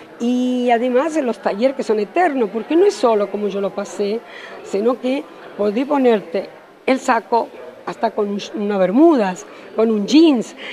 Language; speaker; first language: Spanish; early bilingual, other home language; Italian